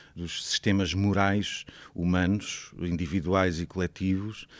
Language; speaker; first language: Portuguese; native; Portuguese